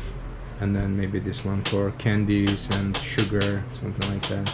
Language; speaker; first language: English; non-native, fluent; Azerbaijani